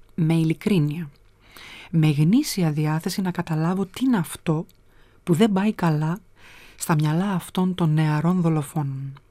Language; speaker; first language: Greek; native; Greek